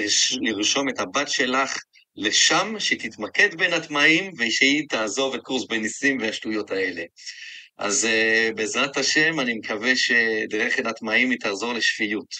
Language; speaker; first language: Hebrew; native; Hebrew